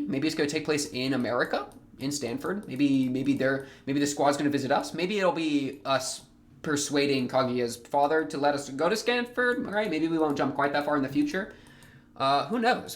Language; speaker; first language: English; native; English